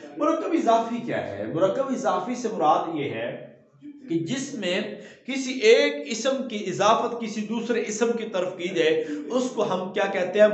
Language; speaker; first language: Urdu; non-native, local second language; Punjabi